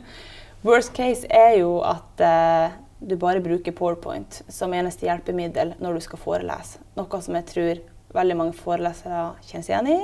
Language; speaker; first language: Norwegian; native; Norwegian